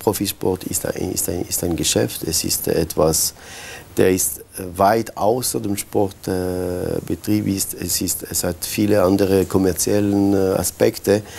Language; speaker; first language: German; non-native, local second language; French